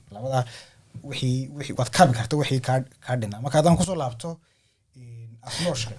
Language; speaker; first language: Somali; early bilingual, heritage; Somali